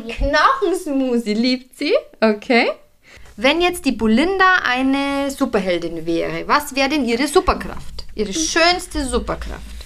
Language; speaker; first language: German; native; German